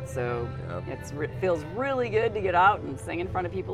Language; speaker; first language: English; native; English